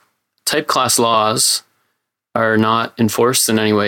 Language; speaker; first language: English; native; English